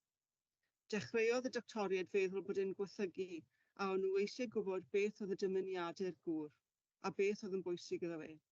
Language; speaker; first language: Welsh; native; Welsh